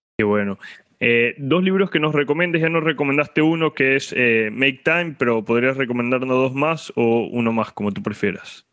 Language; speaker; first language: Spanish; native; Spanish